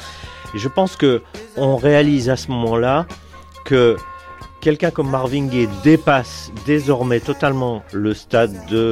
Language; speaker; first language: French; native; French